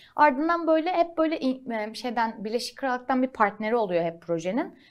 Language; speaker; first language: Turkish; native; Turkish